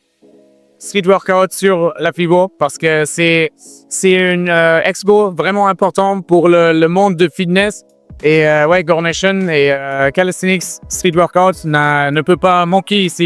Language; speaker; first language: French; non-native, fluent; German